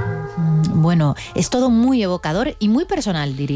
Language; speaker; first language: Spanish; native; Spanish